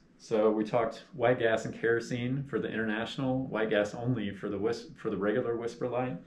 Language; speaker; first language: English; native; English